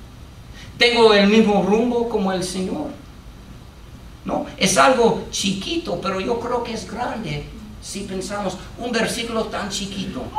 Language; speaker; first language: Spanish; non-native, fluent; English